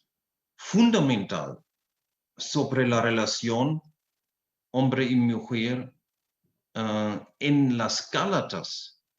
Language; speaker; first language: Spanish; non-native, fluent; German